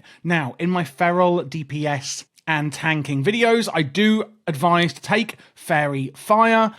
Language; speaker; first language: English; native; English